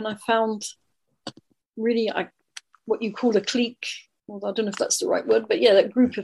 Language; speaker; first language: English; native; English